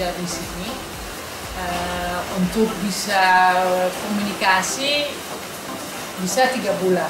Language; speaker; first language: Indonesian; non-native, fluent; Dutch